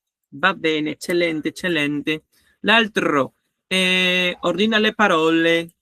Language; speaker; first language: Italian; non-native, learner; Spanish